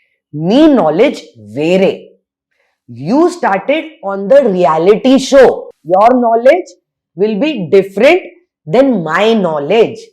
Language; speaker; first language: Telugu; non-native, local second language; Hindi